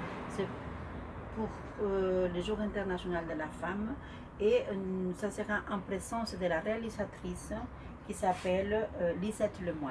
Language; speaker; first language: French; non-native, fluent; Spanish